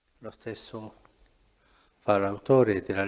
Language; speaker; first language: Italian; non-native, fluent; Spanish